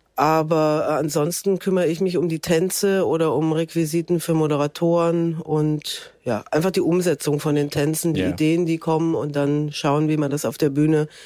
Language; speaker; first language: German; native; German